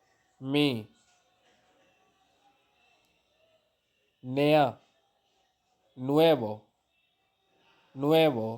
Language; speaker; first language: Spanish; non-native, fluent; Urdu